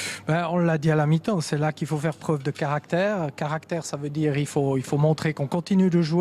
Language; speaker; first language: French; native; French